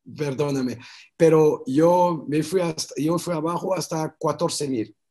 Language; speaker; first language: Spanish; non-native, learner; French